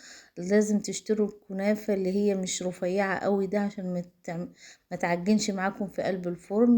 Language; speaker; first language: Arabic; native; Arabic